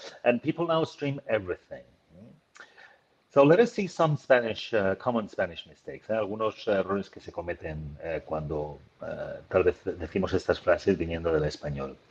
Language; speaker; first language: Spanish; native; Spanish